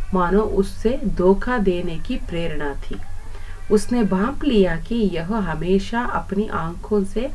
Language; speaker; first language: Hindi; non-native, local second language; Kannada